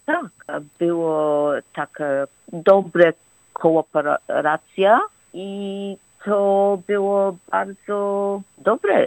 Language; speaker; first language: Polish; early bilingual, heritage; Polish